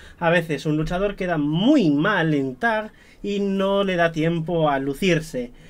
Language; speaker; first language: Spanish; native; Spanish